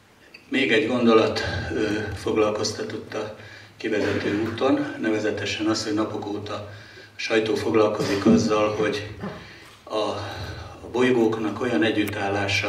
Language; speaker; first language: Hungarian; native; Hungarian